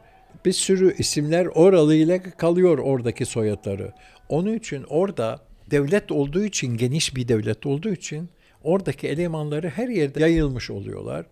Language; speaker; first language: Turkish; early bilingual, heritage; Turkish